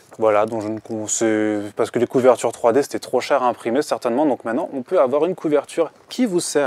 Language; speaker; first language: French; native; French